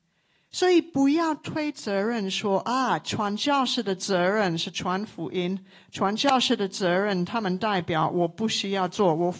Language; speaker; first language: Chinese; non-native, local second language; English